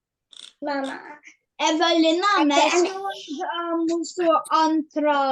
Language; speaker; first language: Lithuanian; early bilingual, heritage; Lithuanian